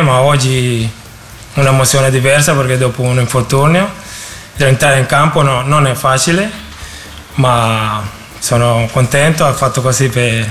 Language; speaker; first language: Italian; non-native, learner; Spanish